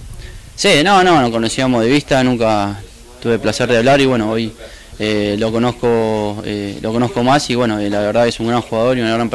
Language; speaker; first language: Spanish; native; Spanish